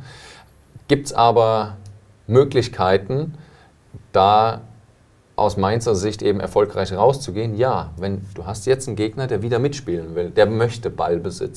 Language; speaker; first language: German; native; German